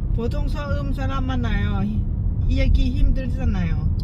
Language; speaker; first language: Korean; non-native, learner; Lao